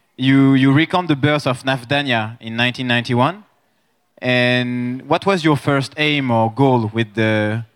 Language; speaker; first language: English; non-native, fluent; French